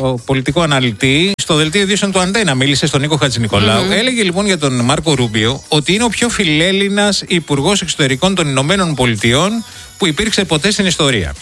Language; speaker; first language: Greek; native; Greek